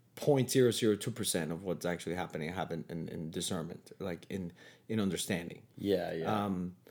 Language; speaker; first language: English; non-native, fluent; Spanish